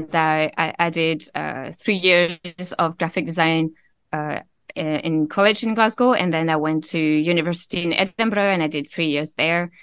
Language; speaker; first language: English; non-native, fluent; French